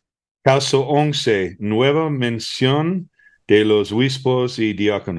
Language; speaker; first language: Spanish; early bilingual, heritage; Spanish